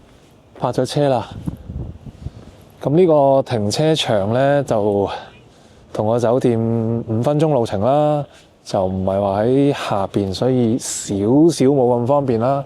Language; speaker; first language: Cantonese; native; Cantonese